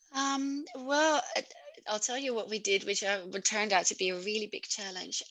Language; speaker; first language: English; non-native, fluent; Dutch